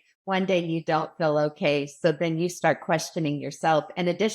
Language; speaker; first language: English; native; English